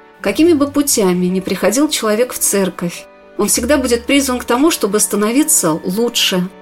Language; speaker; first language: Russian; native; Russian